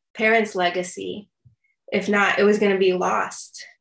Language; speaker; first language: English; native; English